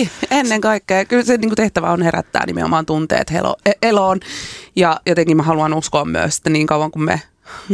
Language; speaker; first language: Finnish; native; Finnish